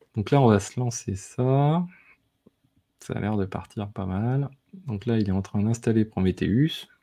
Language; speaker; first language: French; native; French